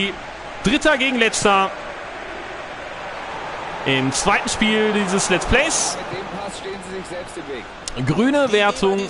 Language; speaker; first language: German; native; German